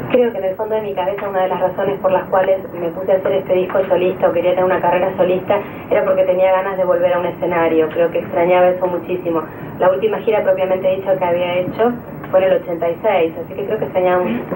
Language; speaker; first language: Spanish; native; Spanish